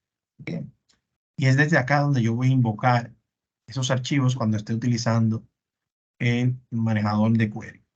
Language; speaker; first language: Spanish; native; Spanish